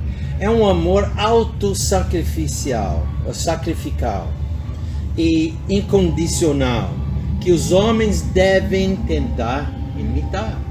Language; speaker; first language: Portuguese; non-native, fluent; English